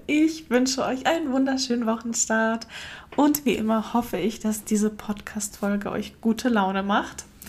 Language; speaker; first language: German; early bilingual, other home language; Russian